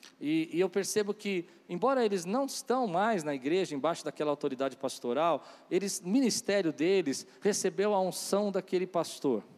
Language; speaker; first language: Portuguese; native; Portuguese